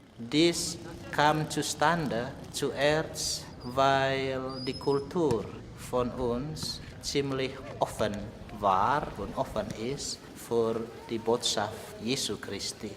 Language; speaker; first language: German; non-native, fluent; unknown